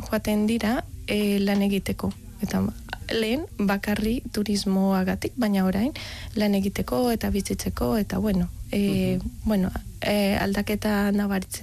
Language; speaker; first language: Basque; non-native, learner; Spanish